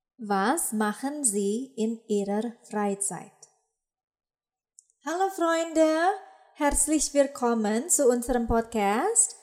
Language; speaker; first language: German; non-native, fluent; Indonesian